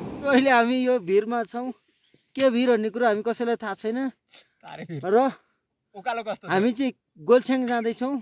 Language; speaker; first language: Nepali; native; Nepali